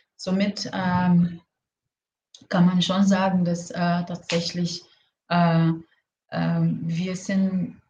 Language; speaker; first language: German; non-native, fluent; Portuguese